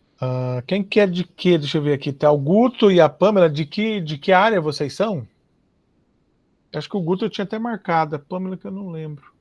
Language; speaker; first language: Portuguese; native; Portuguese